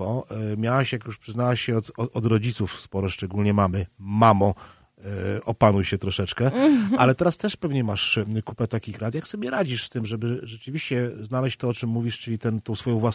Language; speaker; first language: Polish; native; Polish